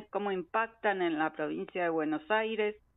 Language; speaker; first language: Spanish; native; Spanish